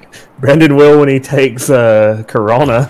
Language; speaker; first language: English; native; English